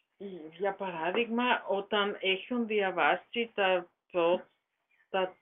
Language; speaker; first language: Greek; non-native, learner; German